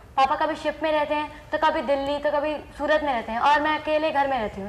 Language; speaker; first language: Hindi; native; Hindi